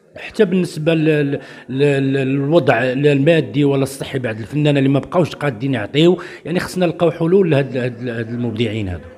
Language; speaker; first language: Arabic; native; Arabic